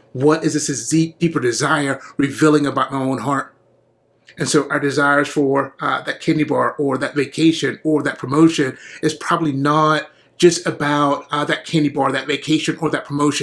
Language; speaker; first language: English; native; English